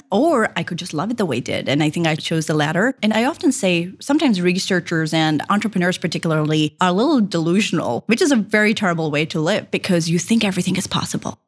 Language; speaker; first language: English; non-native, fluent; Japanese